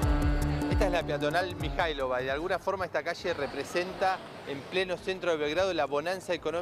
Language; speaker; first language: Spanish; native; Spanish